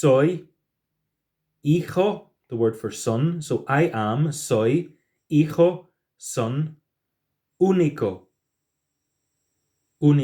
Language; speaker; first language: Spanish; non-native, fluent; English